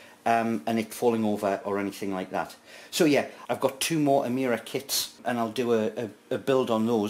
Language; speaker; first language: English; native; English